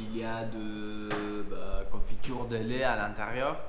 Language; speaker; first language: French; non-native, learner; Spanish